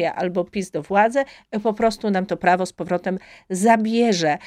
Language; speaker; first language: Polish; native; Polish